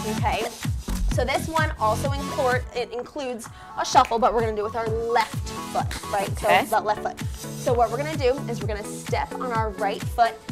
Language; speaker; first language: English; native; English